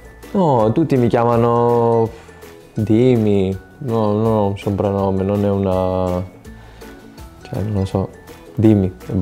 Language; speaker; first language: Italian; non-native, fluent; Greek